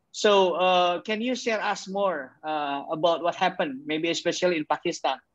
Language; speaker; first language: English; non-native, fluent; Indonesian